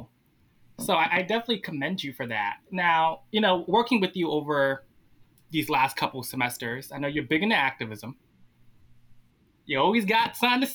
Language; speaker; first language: English; native; English